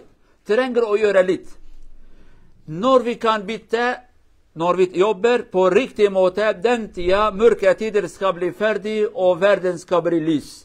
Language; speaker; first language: Norwegian; non-native, learner; Kurdish